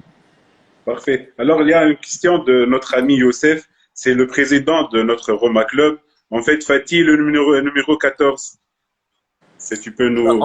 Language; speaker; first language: French; non-native, local second language; Arabic